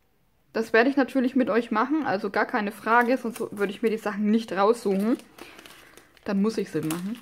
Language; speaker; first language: German; non-native, fluent; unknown